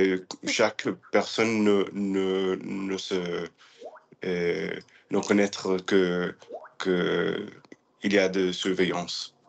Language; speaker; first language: French; non-native, learner; English